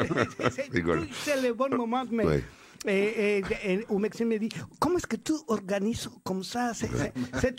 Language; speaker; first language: French; non-native, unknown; Spanish